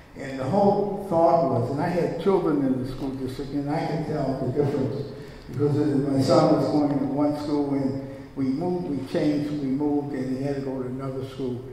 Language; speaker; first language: English; native; English